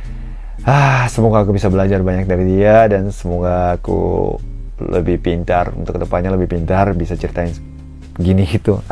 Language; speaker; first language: Indonesian; non-native, fluent; Japanese